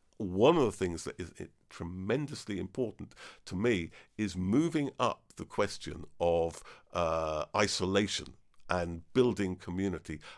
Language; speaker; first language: English; native; English